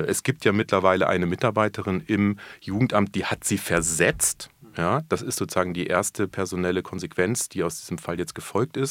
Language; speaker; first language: German; native; German